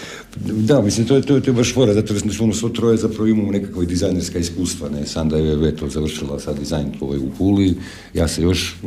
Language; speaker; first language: Croatian; native; Croatian